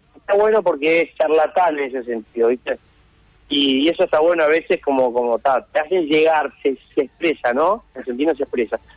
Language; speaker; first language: Spanish; native; Spanish